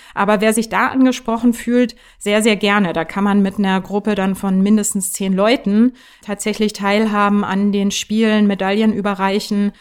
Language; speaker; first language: German; native; German